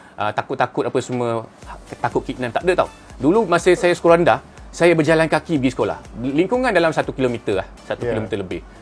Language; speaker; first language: Malay; non-native, local second language; Cantonese